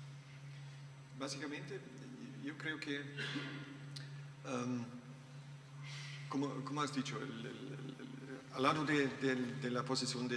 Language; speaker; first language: Spanish; non-native, learner; German